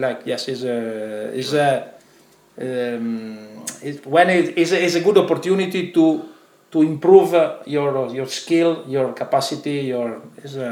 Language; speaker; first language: English; non-native, learner; Italian